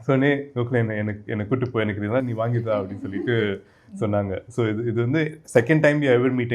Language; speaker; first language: Tamil; native; Tamil